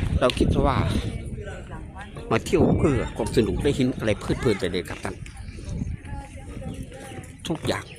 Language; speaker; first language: Thai; native; Thai